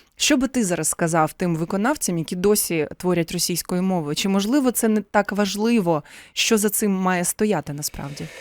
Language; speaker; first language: Ukrainian; native; Ukrainian